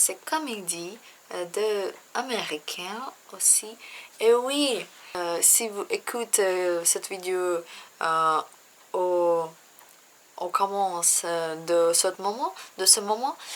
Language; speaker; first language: French; non-native, learner; Russian